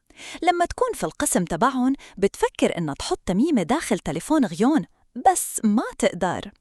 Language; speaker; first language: Arabic; native; Arabic